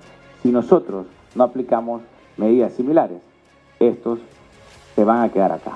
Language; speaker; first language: Spanish; native; Spanish